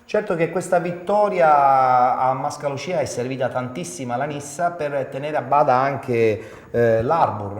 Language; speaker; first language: Italian; native; Italian